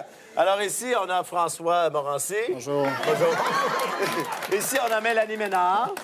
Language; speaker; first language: French; native; French